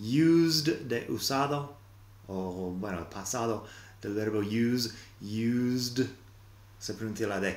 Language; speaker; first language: Spanish; non-native, fluent; English